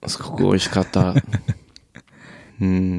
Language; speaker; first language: Japanese; non-native, learner; English